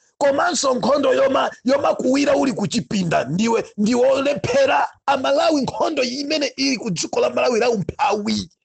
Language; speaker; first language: Nyanja; non-native, local second language; Tumbuka